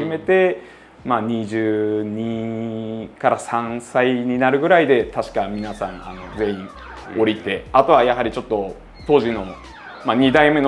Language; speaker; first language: Japanese; native; Japanese